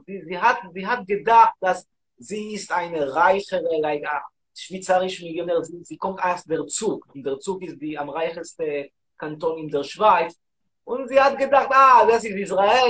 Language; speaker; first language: German; non-native, learner; Hebrew